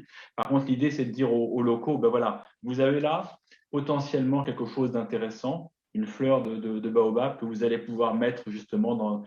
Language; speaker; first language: French; native; French